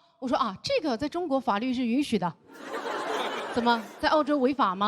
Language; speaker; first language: Chinese; native; Chinese